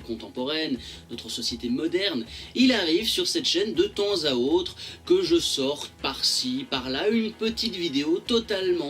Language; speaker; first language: French; native; French